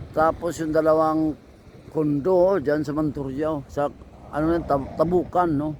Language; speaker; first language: Filipino; non-native, local second language; Hiligaynon